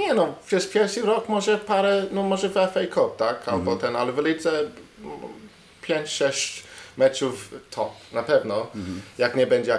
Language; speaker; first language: Polish; non-native, learner; English